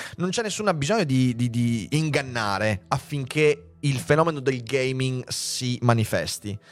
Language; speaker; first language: Italian; native; Italian